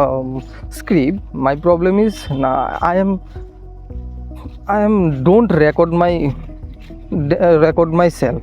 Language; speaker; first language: English; non-native, learner; Hindi